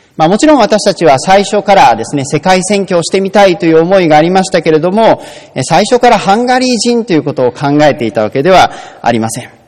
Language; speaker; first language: Japanese; native; Japanese